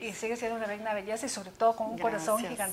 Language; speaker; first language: Spanish; native; Spanish